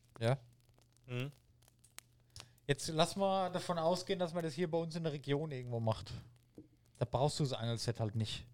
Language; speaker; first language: German; native; German